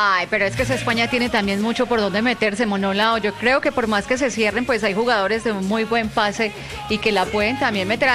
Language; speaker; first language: Spanish; native; Spanish